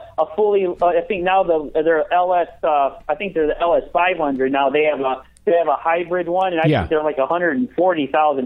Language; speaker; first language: English; native; English